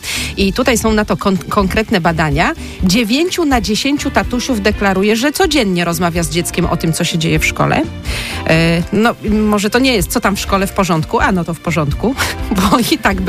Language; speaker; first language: Polish; native; Polish